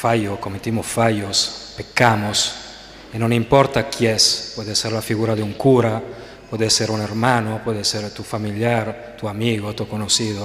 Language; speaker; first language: Spanish; non-native, fluent; Italian